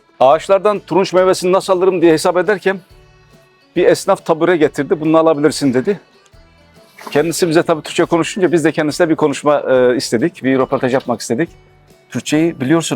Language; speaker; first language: Turkish; native; Turkish